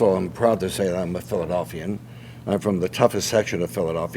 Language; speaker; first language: English; native; English